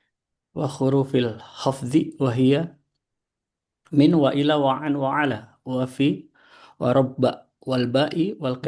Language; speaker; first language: Arabic; non-native, learner; Indonesian